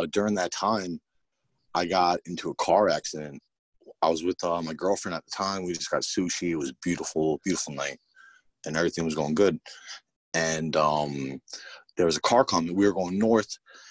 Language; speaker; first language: English; native; English